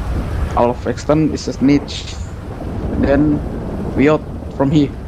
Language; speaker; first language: English; non-native, learner; Indonesian